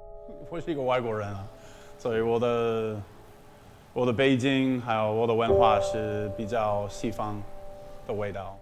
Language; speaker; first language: Chinese; non-native, fluent; English